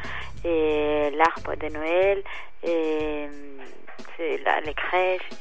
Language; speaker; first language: French; non-native, fluent; Spanish